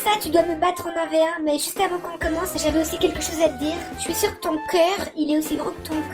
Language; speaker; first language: French; native; French